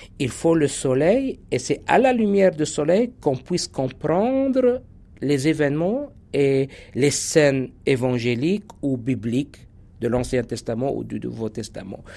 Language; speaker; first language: French; non-native, local second language; Arabic